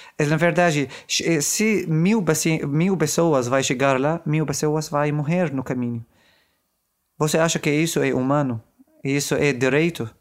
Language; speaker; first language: Portuguese; non-native, learner; Arabic